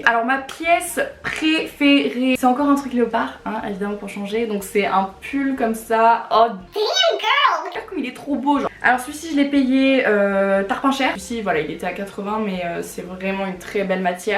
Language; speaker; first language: French; native; French